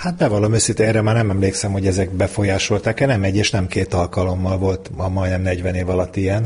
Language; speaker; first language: Hungarian; native; Hungarian